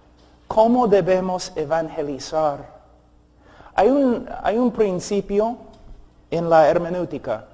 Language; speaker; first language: Spanish; non-native, fluent; English